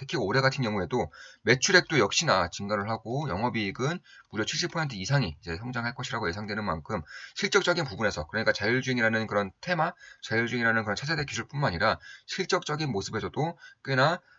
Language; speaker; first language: Korean; native; Korean